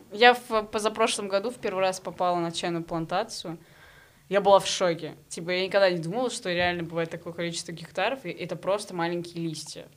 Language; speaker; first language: Russian; non-native, fluent; Arabic